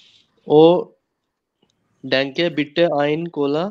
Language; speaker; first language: German; non-native, learner; Hindi